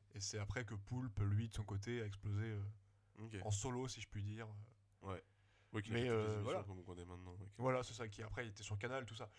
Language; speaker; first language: French; native; French